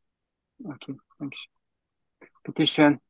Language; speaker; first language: German; non-native, learner; Turkish